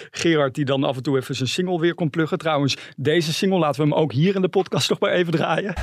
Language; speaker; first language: Dutch; native; Dutch